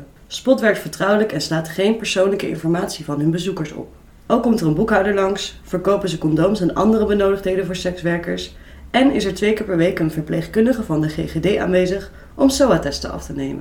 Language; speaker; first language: Dutch; native; Dutch